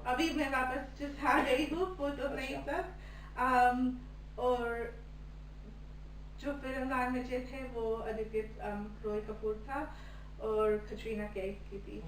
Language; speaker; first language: Hindi; early bilingual, heritage; Hindi